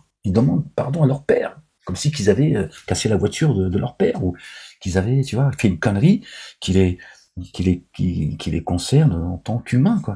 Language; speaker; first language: French; native; French